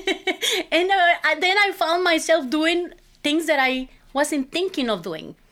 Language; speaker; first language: English; non-native, fluent; Spanish